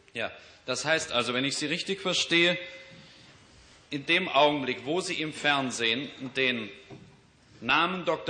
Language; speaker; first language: German; native; German